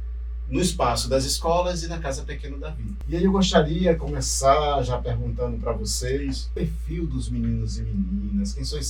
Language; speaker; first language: Portuguese; native; Portuguese